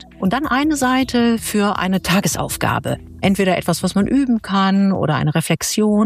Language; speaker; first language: German; native; German